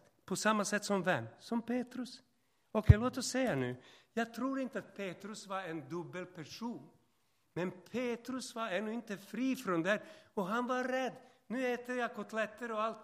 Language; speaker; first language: Swedish; non-native, fluent; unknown